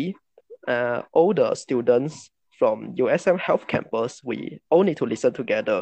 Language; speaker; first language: English; non-native, local second language; Chinese